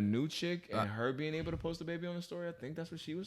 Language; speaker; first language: English; native; English